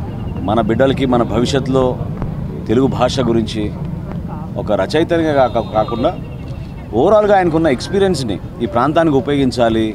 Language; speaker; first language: Telugu; native; Telugu